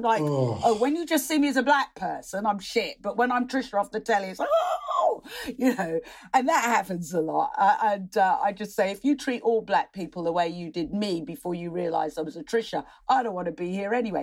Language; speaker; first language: English; native; English